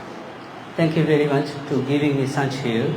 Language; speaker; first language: English; non-native, learner; Bangla